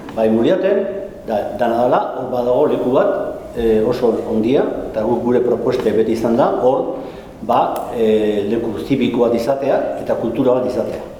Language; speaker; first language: Basque; non-native, local second language; Spanish